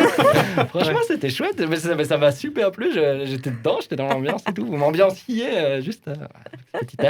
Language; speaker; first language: French; native; French